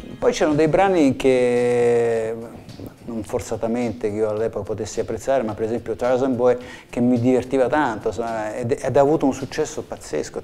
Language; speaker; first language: Italian; early bilingual, heritage; English